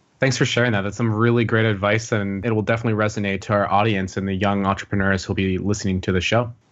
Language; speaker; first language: English; native; English